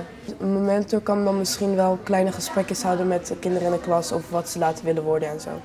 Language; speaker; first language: Dutch; native; Dutch